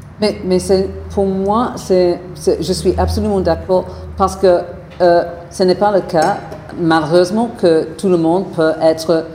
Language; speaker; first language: French; non-native, fluent; English